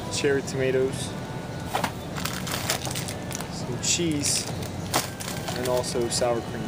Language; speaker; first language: English; native; English